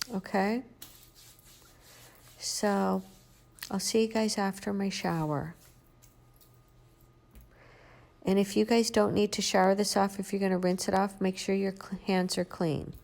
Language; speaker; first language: English; native; English